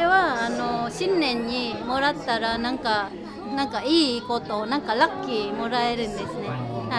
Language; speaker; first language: Japanese; non-native, fluent; Vietnamese